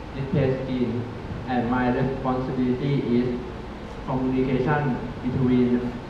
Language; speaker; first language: English; non-native, learner; Thai